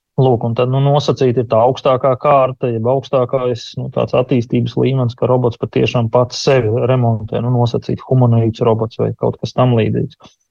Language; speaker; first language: Latvian; native; Latvian